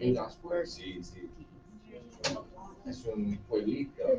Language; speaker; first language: Spanish; non-native, fluent; English